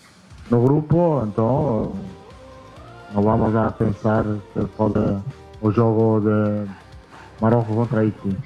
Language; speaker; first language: Portuguese; non-native, fluent; Spanish